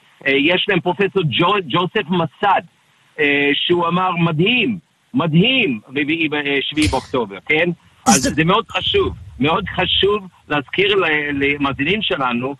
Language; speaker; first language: Hebrew; non-native, fluent; English